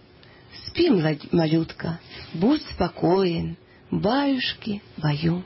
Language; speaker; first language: Russian; native; Russian